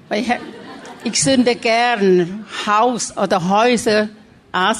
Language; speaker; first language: German; non-native, learner; Thai